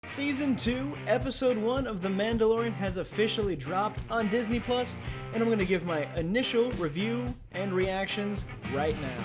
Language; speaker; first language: English; native; English